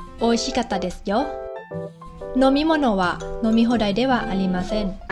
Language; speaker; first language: Japanese; non-native, fluent; Thai